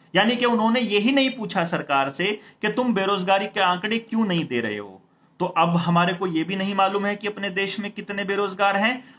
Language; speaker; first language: Hindi; native; Hindi